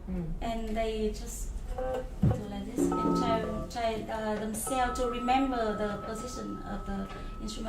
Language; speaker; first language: English; non-native, learner; Vietnamese